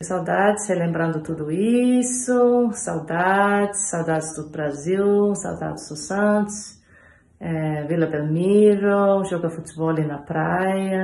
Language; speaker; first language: Portuguese; non-native, learner; Icelandic